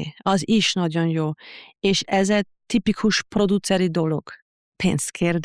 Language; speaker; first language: Hungarian; non-native, fluent; German